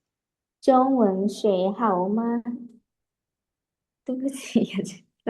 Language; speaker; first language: Chinese; non-native, learner; Lao